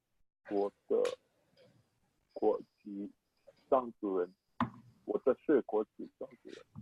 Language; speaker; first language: Chinese; non-native, learner; Tibetan